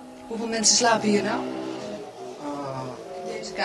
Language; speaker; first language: Dutch; native; Dutch